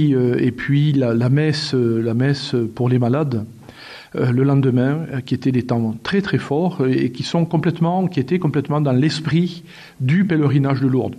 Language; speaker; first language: French; native; French